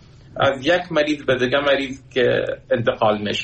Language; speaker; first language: Persian; native; Persian